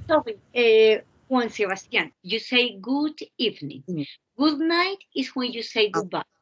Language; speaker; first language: English; non-native, fluent; Spanish